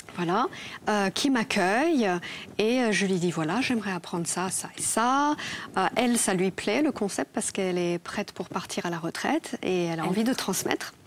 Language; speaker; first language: French; non-native, fluent; Polish